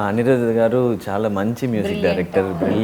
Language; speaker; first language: Telugu; non-native, learner; Tamil